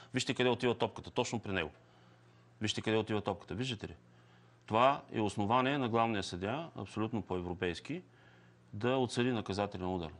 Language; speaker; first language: Bulgarian; native; Bulgarian